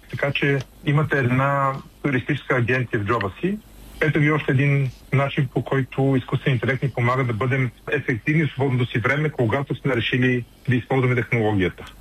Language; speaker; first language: Bulgarian; native; Bulgarian